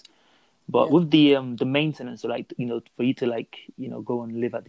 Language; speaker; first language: English; non-native, local second language; Yoruba